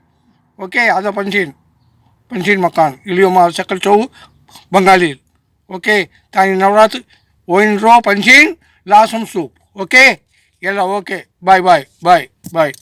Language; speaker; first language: Arabic; non-native, learner; Tamil